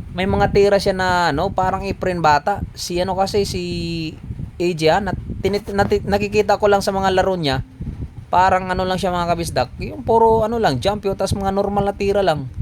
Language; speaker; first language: Filipino; non-native, local second language; Cebuano